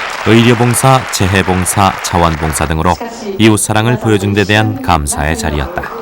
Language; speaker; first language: Korean; native; Korean